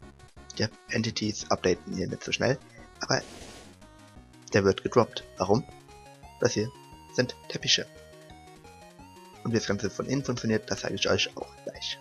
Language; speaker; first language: German; native; German